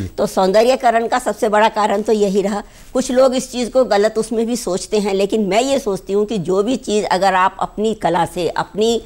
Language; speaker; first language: Hindi; native; Hindi